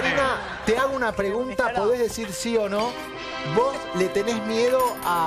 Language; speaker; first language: Spanish; native; Spanish